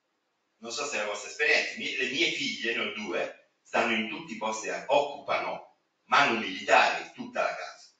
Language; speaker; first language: Italian; native; Italian